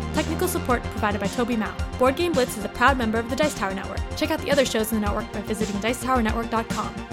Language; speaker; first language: English; native; English